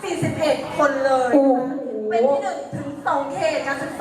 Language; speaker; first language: Thai; native; Thai